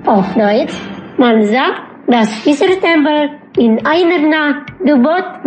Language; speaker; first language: German; non-native, fluent; Indonesian